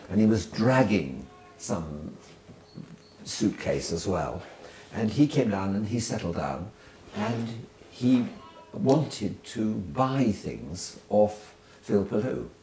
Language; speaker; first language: English; native; English